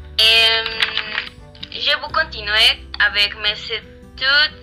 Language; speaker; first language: French; non-native, learner; Spanish